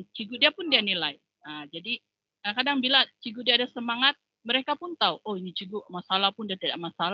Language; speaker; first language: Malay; non-native, local second language; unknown